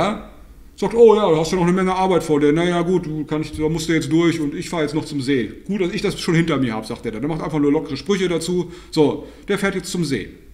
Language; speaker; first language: German; native; German